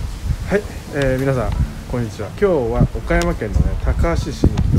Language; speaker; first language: Japanese; native; Japanese